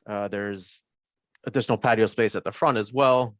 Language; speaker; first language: English; native; English